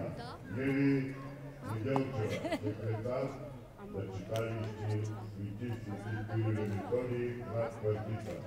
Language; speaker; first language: Bulgarian; native; Bulgarian